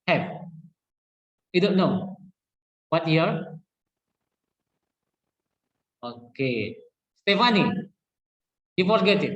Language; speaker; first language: English; non-native, learner; Indonesian